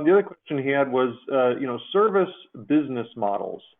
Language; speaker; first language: English; native; English